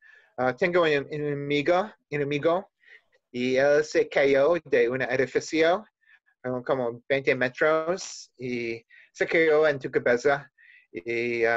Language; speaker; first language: Spanish; non-native, learner; English